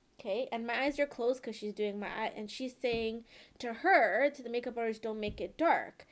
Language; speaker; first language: English; native; English